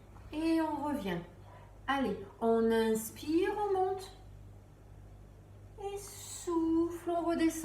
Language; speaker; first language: French; native; French